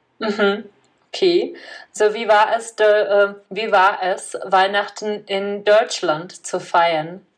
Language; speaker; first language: German; non-native, fluent; Czech